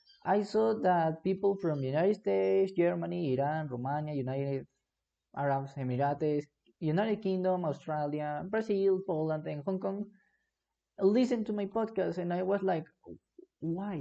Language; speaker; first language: English; non-native, learner; Spanish